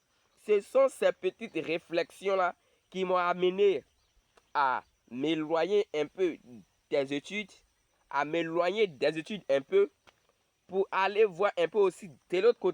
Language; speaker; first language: French; non-native, local second language; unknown